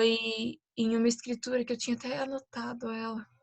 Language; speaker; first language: Portuguese; native; Portuguese